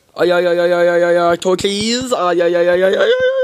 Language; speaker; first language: English; native; English